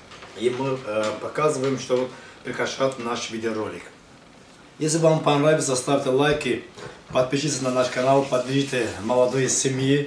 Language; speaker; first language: Russian; non-native, learner; Azerbaijani